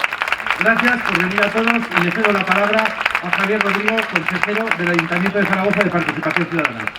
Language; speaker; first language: Spanish; native; Spanish